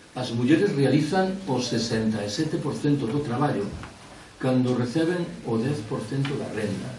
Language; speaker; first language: Galician; non-native, local second language; Spanish